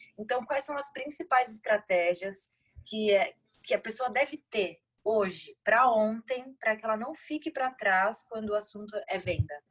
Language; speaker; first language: Portuguese; native; Portuguese